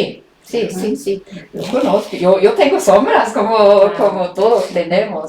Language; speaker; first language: Spanish; non-native, fluent; German